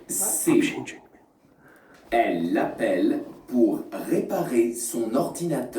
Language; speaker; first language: French; non-native, learner; Russian